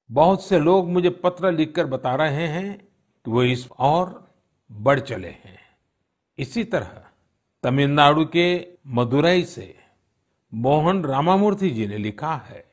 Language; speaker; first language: Hindi; non-native, local second language; Gujarati